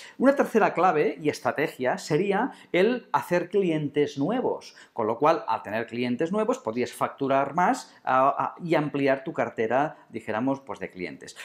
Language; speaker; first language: Spanish; non-native, local second language; Catalan